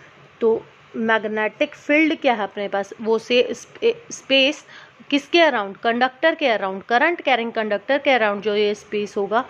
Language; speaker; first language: Hindi; native; Hindi